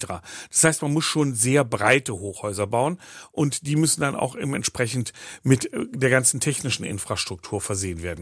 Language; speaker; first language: German; native; German